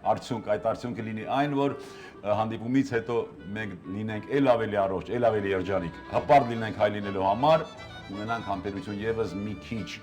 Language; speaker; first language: Armenian; native; Armenian